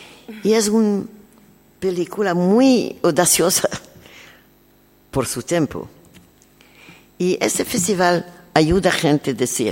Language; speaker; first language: Spanish; non-native, learner; French